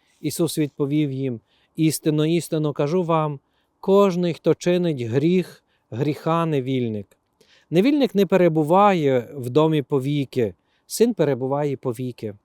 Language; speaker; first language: Ukrainian; native; Ukrainian